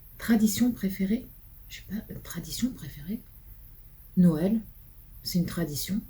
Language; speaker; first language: French; early bilingual, other home language; Portuguese